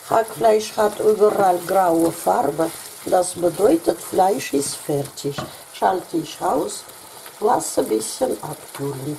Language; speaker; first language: German; non-native, fluent; Russian